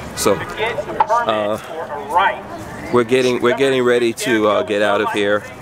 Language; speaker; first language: English; native; English